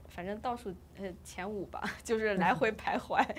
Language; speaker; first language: Chinese; native; Chinese